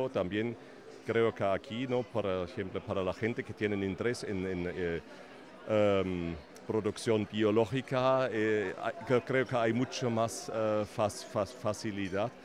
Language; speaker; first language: Spanish; non-native, fluent; German